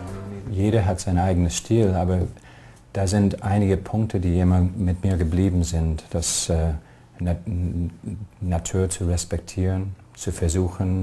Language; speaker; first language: German; non-native, fluent; English